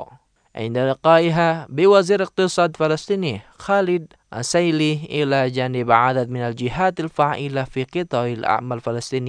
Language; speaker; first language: Arabic; non-native, fluent; Indonesian